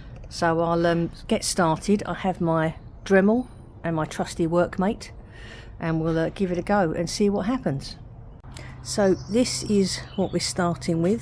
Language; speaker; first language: English; native; English